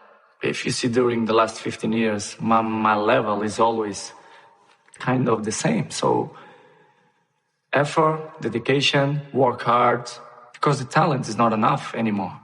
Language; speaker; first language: English; non-native, fluent; Portuguese